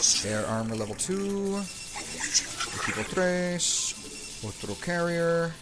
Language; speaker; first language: Spanish; non-native, learner; English